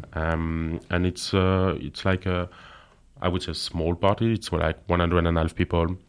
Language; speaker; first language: English; non-native, fluent; French